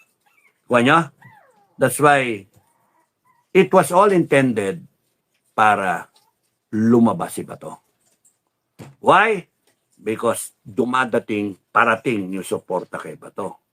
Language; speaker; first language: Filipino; native; Filipino